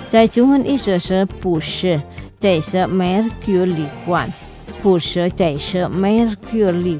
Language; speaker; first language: Chinese; non-native, fluent; Indonesian